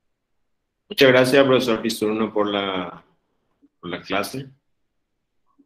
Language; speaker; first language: Spanish; native; Spanish